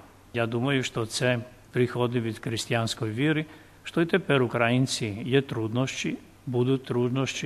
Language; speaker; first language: Ukrainian; non-native, fluent; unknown